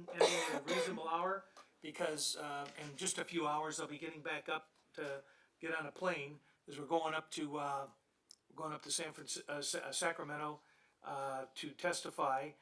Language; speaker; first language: English; native; English